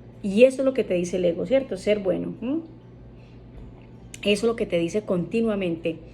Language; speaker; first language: Spanish; native; Spanish